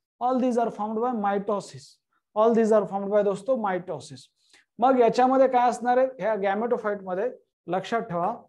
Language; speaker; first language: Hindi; non-native, local second language; Marathi